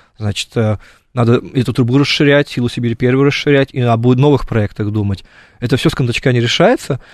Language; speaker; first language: Russian; native; Russian